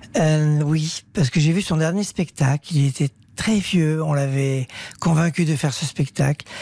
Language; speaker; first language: French; native; French